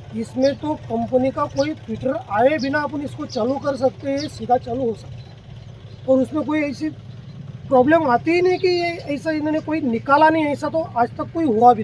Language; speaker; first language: Hindi; non-native, local second language; Marathi